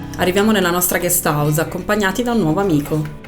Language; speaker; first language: Italian; native; Italian